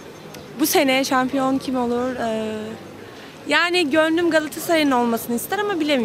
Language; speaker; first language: Turkish; native; Turkish